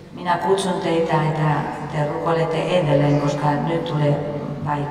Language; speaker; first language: Finnish; non-native, fluent; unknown